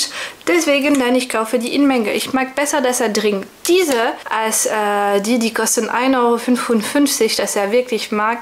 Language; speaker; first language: German; non-native, fluent; French